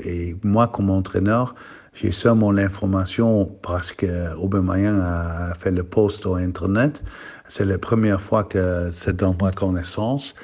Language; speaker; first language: French; non-native, learner; Dutch